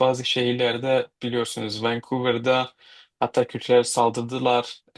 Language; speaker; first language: Turkish; non-native, fluent; Kurdish